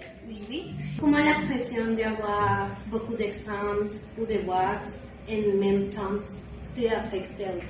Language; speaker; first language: French; non-native, learner; Spanish